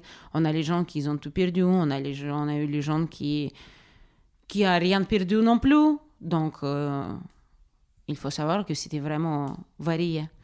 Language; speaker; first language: French; non-native, fluent; Russian